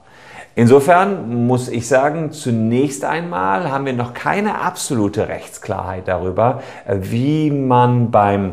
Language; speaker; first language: German; native; German